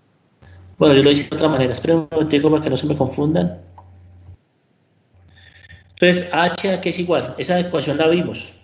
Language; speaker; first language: Spanish; native; Spanish